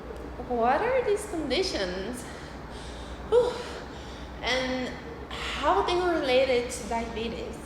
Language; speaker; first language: English; non-native, fluent; Portuguese